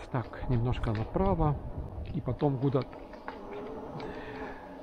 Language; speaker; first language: Russian; non-native, local second language; Estonian